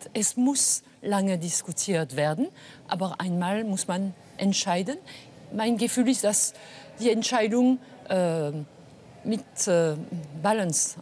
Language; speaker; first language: German; non-native, fluent; French